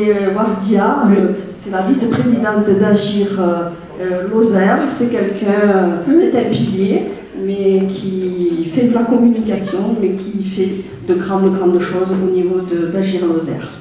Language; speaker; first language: French; native; French